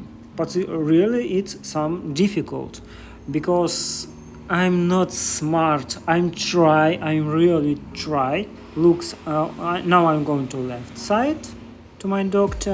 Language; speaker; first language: English; non-native, learner; Russian